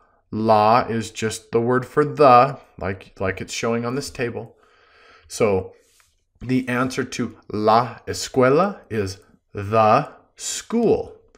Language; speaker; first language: English; native; English